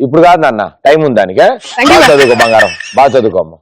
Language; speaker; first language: Telugu; native; Telugu